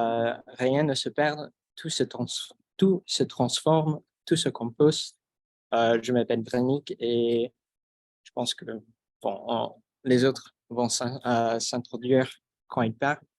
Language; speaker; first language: French; non-native, fluent; English